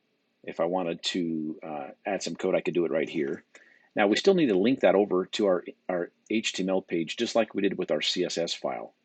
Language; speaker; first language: English; native; English